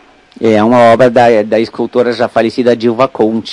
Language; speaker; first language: Portuguese; native; Portuguese